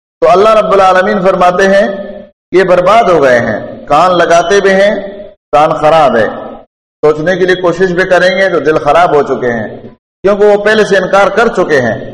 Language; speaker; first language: Urdu; non-native, local second language; Pashto